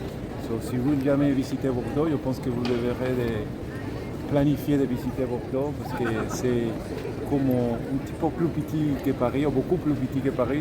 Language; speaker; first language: French; non-native, fluent; Spanish